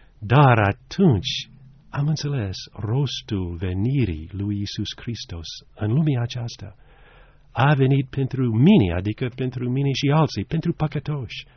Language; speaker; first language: Romanian; non-native, fluent; English